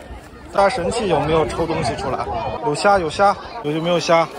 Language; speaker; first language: Chinese; native; Chinese